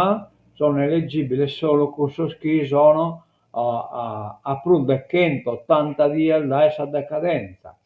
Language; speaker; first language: Italian; non-native, local second language; Sardinian